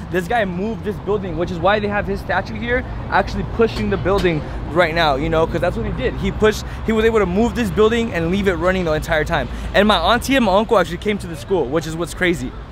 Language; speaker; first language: English; early bilingual, other home language; Spanish